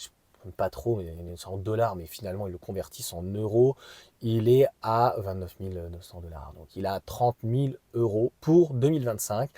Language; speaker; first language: French; native; French